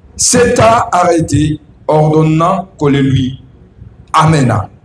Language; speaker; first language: French; non-native, local second language; Swahili